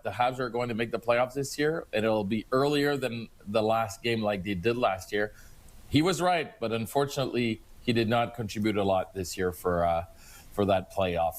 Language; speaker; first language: English; non-native, local second language; French